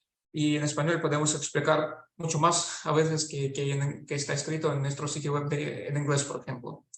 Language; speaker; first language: Spanish; non-native, fluent; Russian